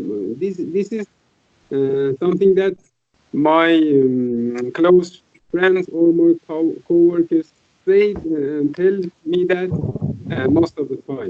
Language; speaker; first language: English; non-native, fluent; Persian